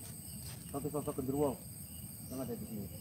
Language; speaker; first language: Indonesian; non-native, local second language; Javanese